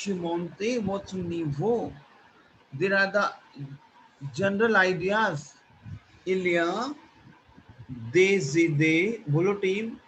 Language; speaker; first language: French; non-native, fluent; Hindi